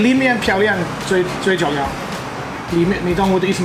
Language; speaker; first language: Chinese; non-native, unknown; English